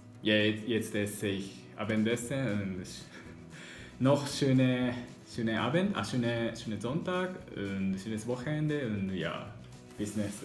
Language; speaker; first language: German; non-native, learner; Japanese